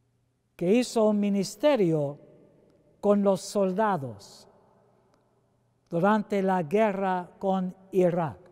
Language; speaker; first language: Spanish; non-native, fluent; English